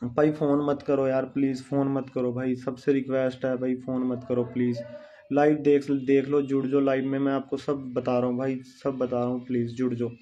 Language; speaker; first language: Hindi; non-native, local second language; Punjabi